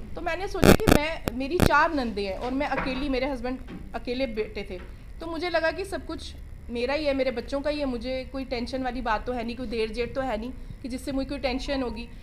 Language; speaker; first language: Hindi; non-native, local second language; Punjabi